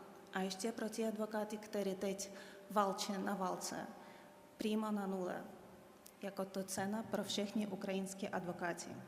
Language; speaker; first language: Czech; non-native, fluent; Ukrainian